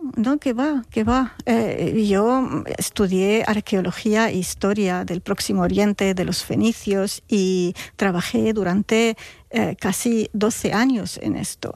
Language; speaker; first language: Spanish; non-native, fluent; Arabic